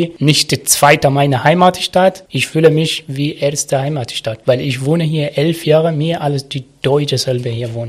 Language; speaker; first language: German; non-native, learner; Arabic